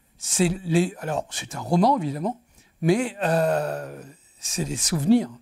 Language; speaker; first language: French; native; French